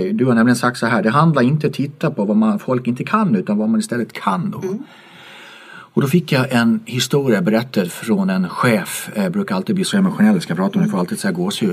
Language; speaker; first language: Swedish; native; Swedish